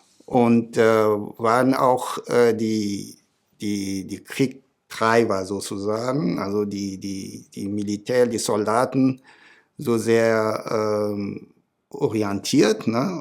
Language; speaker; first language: German; non-native, fluent; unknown